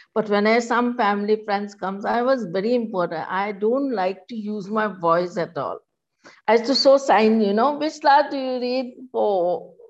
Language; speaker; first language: English; non-native, local second language; Assamese